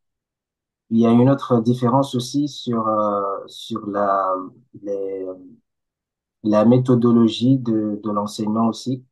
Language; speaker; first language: French; non-native, local second language; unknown